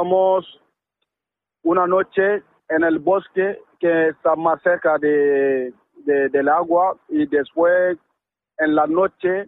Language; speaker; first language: Spanish; non-native, learner; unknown